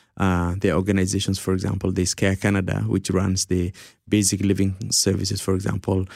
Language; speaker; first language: English; early bilingual, other home language; Somali